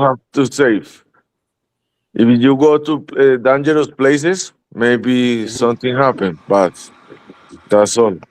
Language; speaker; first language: English; non-native, learner; Spanish